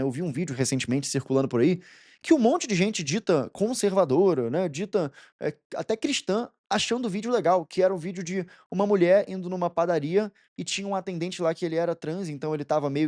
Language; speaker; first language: Portuguese; native; Portuguese